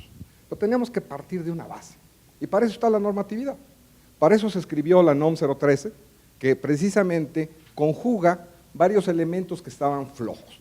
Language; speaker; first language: Spanish; native; Spanish